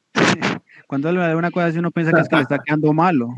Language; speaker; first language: Spanish; native; Spanish